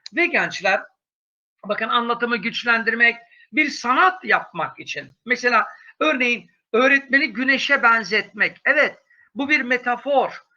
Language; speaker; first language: Turkish; native; Turkish